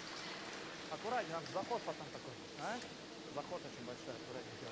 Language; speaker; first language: Russian; native; Russian